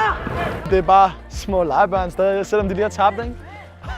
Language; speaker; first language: Danish; native; Danish